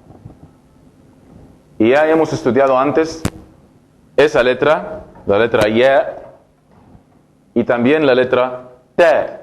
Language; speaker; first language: Spanish; non-native, fluent; Arabic